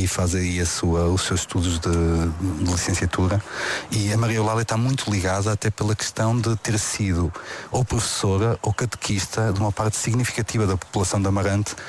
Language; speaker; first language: Portuguese; native; Portuguese